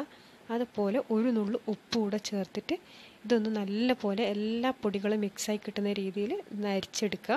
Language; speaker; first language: Malayalam; native; Malayalam